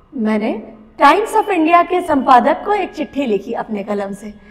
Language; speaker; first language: Hindi; non-native, local second language; Bangla